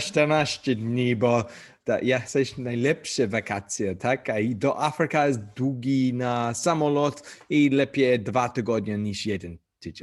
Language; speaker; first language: Polish; non-native, learner; English